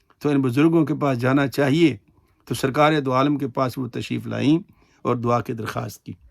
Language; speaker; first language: Urdu; non-native, local second language; Punjabi